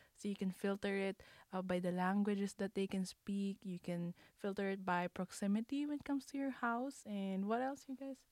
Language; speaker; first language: English; non-native, local second language; Filipino